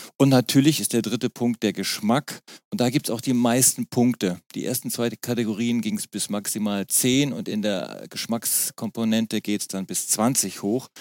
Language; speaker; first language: German; native; German